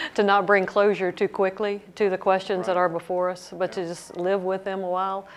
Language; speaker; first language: English; native; English